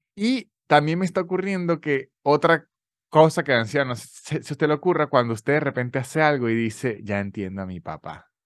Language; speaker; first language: Spanish; native; Spanish